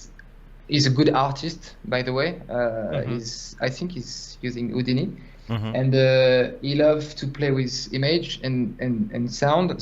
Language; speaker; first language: English; non-native, fluent; French